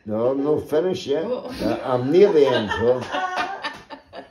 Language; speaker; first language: English; native; English